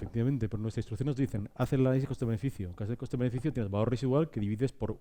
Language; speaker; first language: Spanish; native; Spanish